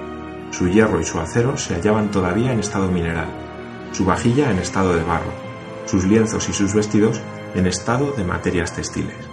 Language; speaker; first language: Spanish; native; Spanish